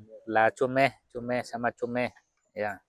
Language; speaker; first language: Portuguese; non-native, learner; Vietnamese